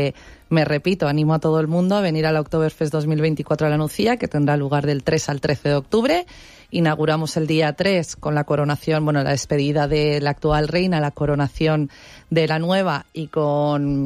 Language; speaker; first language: Spanish; native; Spanish